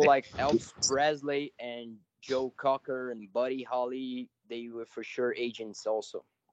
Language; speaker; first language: English; non-native, fluent; Portuguese